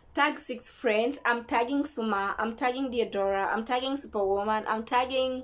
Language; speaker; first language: English; non-native, local second language; Ganda